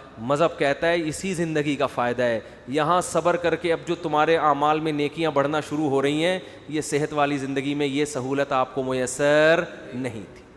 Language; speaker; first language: Urdu; native; Urdu